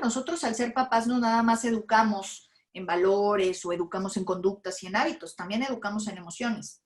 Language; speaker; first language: Spanish; native; Spanish